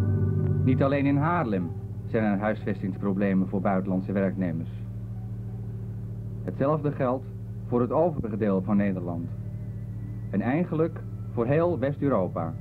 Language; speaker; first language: Dutch; native; Dutch